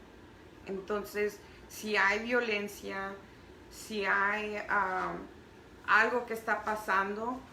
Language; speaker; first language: Spanish; early bilingual, heritage; Spanish